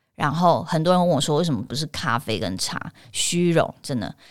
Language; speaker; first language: Chinese; native; Chinese